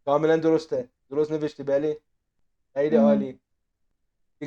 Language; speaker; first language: Persian; non-native, fluent; Arabic